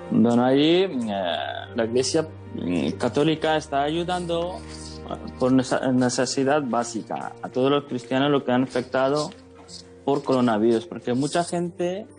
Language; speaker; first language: Spanish; non-native, fluent; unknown